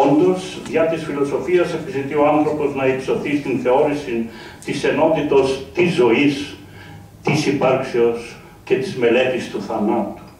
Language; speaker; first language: Greek; native; Greek